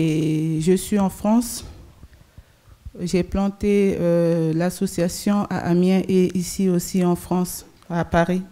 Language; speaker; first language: French; non-native, local second language; Sango